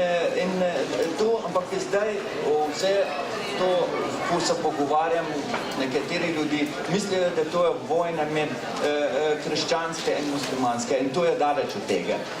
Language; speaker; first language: Slovenian; non-native, local second language; Arabic